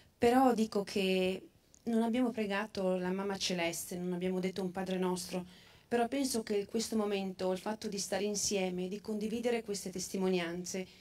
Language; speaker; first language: Italian; non-native, fluent; Albanian